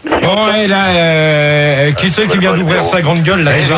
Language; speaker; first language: French; native; French